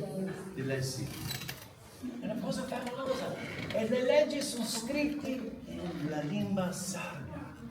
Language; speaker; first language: Italian; non-native, learner; English